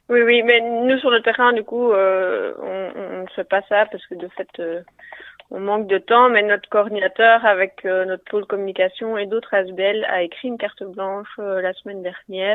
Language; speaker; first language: French; native; French